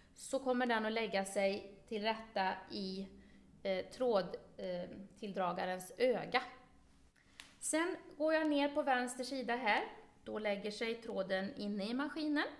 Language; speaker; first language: Swedish; native; Swedish